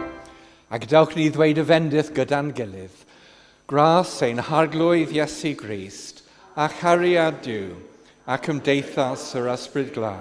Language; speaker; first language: Welsh; non-native, fluent; English